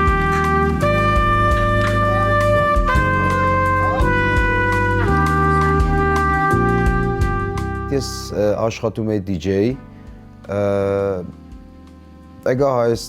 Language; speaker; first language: Armenian; non-native, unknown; Persian